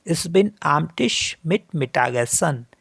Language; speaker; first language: German; non-native, learner; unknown